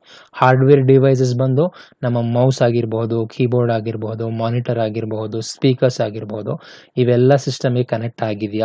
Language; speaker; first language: Kannada; native; Kannada